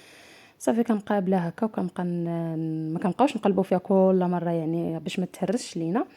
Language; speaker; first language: Arabic; native; Arabic